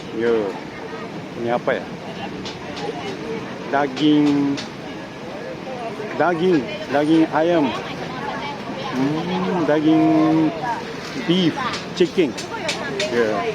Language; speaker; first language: Indonesian; non-native, learner; Japanese